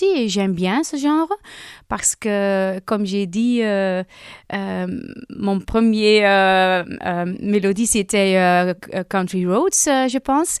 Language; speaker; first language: French; non-native, local second language; Dutch